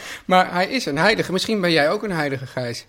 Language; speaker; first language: Dutch; native; Dutch